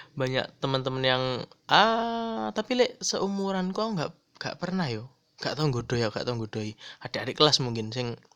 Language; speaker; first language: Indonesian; native; Indonesian